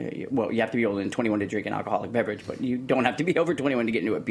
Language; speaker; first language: English; native; English